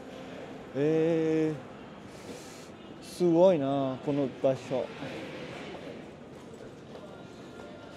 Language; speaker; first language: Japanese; non-native, learner; Burmese